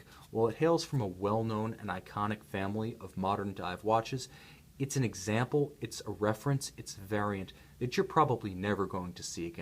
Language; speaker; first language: English; native; English